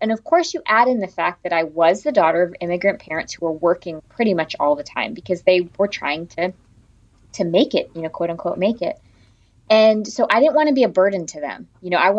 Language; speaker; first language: English; native; English